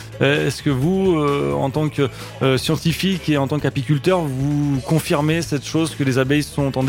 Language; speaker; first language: French; native; French